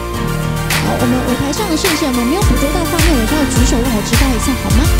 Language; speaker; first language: Chinese; native; Chinese